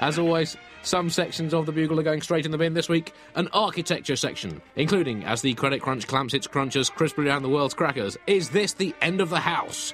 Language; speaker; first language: English; native; English